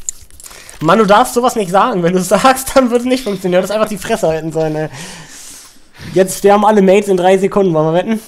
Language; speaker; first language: German; native; German